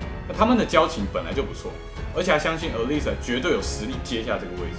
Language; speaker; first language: Chinese; native; Chinese